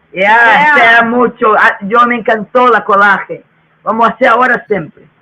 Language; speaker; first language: Spanish; non-native, learner; Portuguese